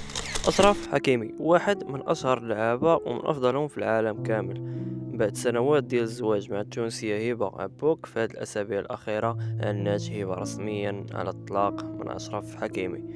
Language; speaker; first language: Arabic; native; Arabic